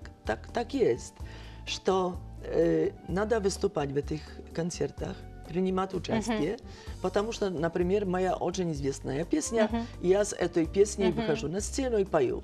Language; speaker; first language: Russian; non-native, fluent; Polish